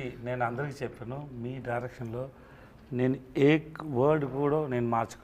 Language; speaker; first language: Telugu; non-native, learner; Tamil